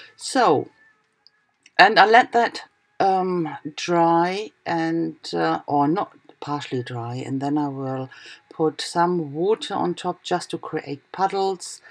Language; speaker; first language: English; non-native, fluent; German